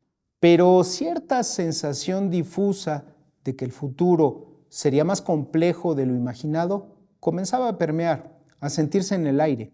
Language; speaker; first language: Spanish; native; Spanish